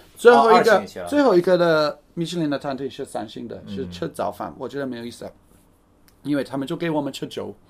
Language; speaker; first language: Chinese; non-native, fluent; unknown